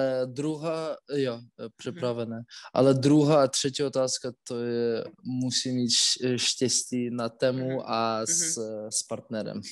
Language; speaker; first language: Czech; non-native, learner; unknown